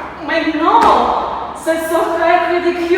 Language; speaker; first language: French; non-native, learner; English